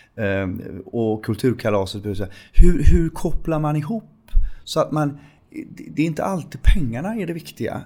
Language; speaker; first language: Swedish; native; Swedish